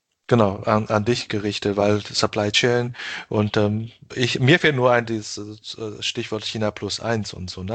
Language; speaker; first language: German; non-native, fluent; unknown